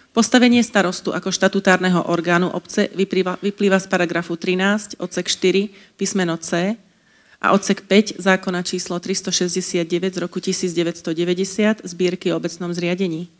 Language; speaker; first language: Slovak; native; Slovak